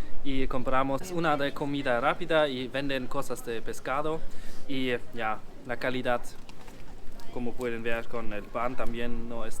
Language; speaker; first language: Spanish; non-native, learner; German